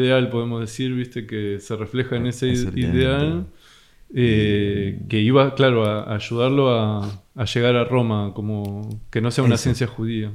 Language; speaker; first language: Spanish; native; Spanish